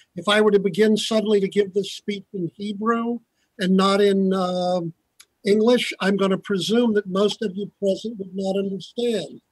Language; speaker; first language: English; native; English